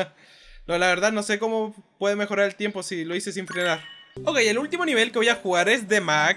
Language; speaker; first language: Spanish; native; Spanish